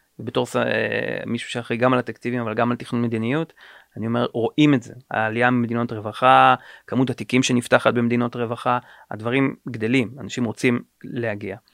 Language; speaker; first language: Hebrew; native; Hebrew